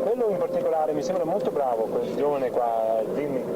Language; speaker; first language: Italian; native; Italian